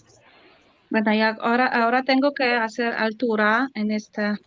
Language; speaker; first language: Spanish; non-native, learner; Polish